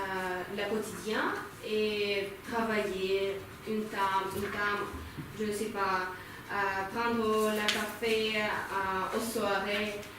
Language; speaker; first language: French; non-native, learner; Ukrainian